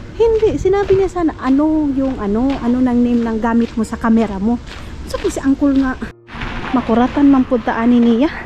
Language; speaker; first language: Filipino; non-native, local second language; Cebuano